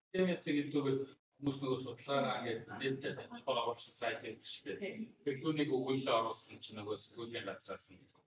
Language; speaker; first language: Mongolian; native; Mongolian